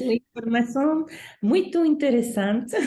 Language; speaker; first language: Portuguese; non-native, learner; Spanish